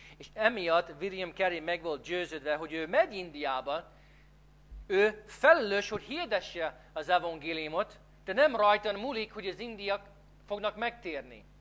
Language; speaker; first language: Hungarian; non-native, fluent; English